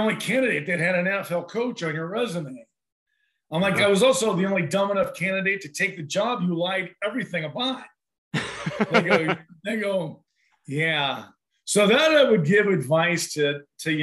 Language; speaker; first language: English; native; English